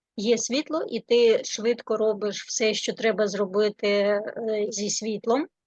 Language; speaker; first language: Ukrainian; native; Ukrainian